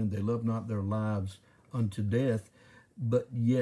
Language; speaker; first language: English; native; English